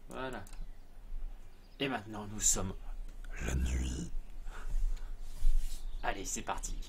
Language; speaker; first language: French; native; French